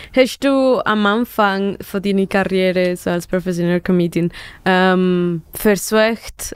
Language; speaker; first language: German; non-native, fluent; Spanish